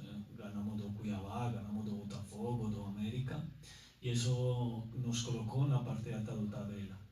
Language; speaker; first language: Portuguese; non-native, learner; Spanish